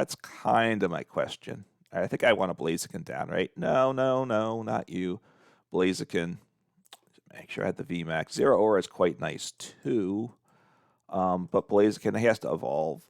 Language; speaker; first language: English; native; English